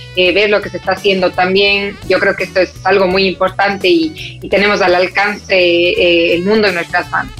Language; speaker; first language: Spanish; native; Spanish